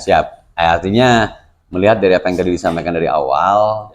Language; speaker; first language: Indonesian; non-native, local second language; Sundanese